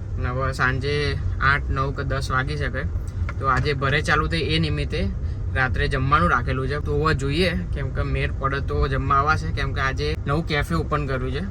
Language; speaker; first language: Gujarati; native; Gujarati